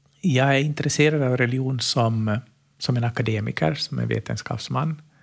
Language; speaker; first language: Swedish; native; Swedish